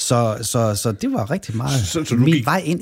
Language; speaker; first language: Danish; native; Danish